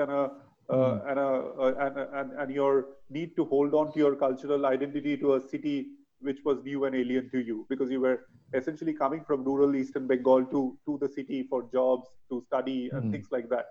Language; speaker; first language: English; non-native, local second language; Bangla